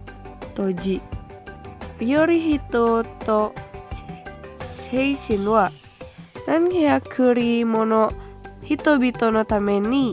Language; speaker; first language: Japanese; non-native, fluent; Indonesian